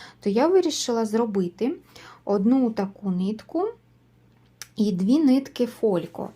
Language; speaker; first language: Ukrainian; native; Ukrainian